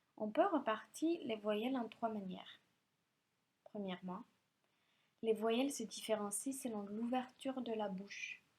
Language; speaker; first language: French; non-native, fluent; Finnish